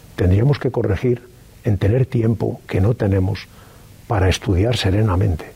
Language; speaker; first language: Spanish; native; Spanish